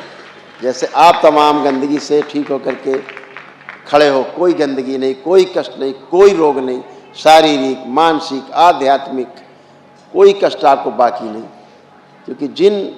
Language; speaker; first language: Hindi; native; Hindi